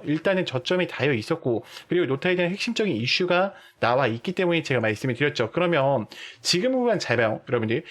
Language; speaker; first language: Korean; native; Korean